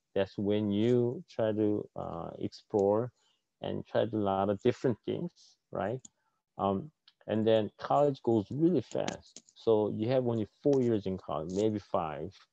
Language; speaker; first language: English; non-native, fluent; Korean